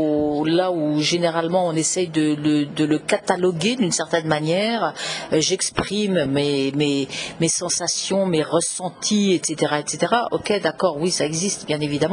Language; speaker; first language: French; native; French